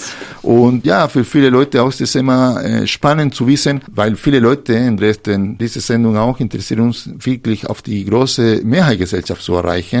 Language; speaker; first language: German; non-native, fluent; Spanish